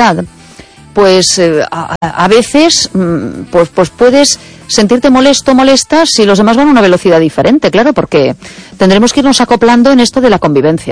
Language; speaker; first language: Spanish; native; Spanish